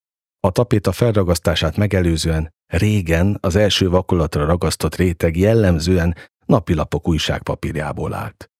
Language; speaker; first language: Hungarian; native; Hungarian